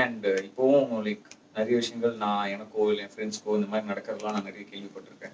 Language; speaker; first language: Tamil; native; Tamil